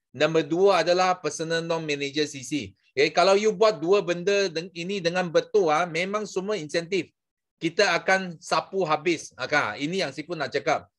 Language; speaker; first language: Malay; non-native, local second language; Chinese